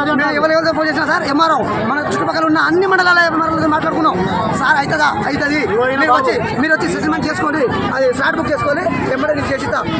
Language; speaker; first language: Telugu; non-native, local second language; Lambadi